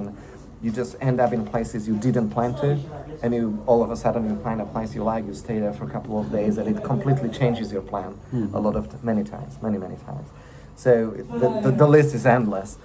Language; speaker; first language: English; non-native, fluent; Slovak